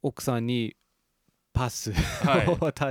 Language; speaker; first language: Japanese; non-native, fluent; English